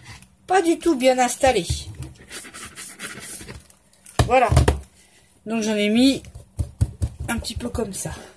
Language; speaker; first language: French; native; French